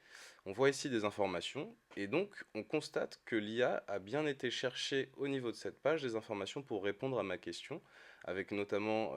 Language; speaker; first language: French; native; French